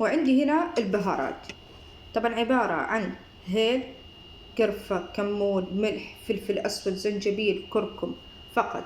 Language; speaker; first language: Arabic; native; Arabic